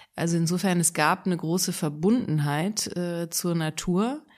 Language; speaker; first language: German; native; German